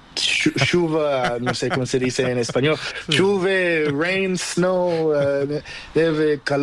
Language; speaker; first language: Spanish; non-native, learner; Portuguese